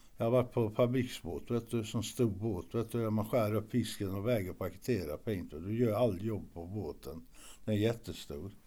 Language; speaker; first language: Swedish; early bilingual, other home language; Norwegian